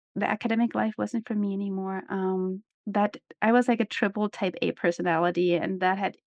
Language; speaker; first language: English; non-native, fluent; German